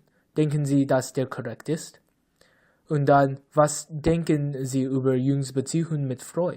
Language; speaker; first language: German; non-native, learner; English